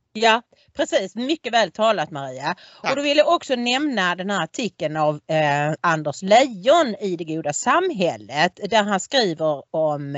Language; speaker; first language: Swedish; native; Swedish